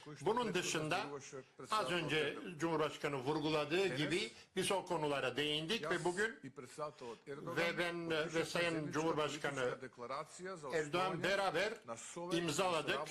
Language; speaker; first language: Turkish; non-native, learner; Macedonian